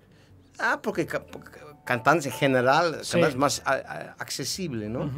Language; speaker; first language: Spanish; non-native, learner; Dutch